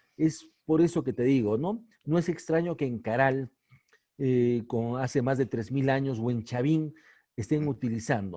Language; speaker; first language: Spanish; native; Spanish